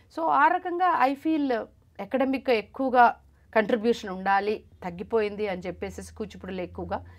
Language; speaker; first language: Telugu; non-native, local second language; Malayalam